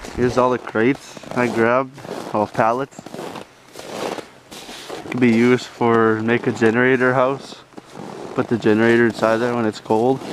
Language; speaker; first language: English; native; English